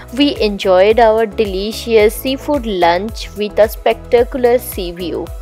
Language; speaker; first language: English; non-native, local second language; Odia